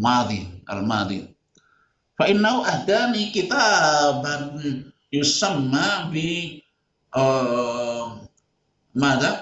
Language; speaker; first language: Arabic; non-native, fluent; Indonesian